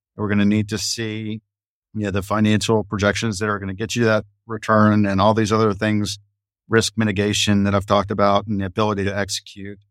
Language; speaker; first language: English; native; English